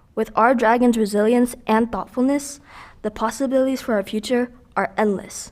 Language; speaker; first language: English; early bilingual, other home language; Filipino